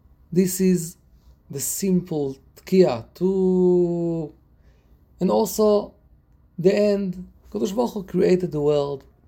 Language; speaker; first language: English; non-native, fluent; Hebrew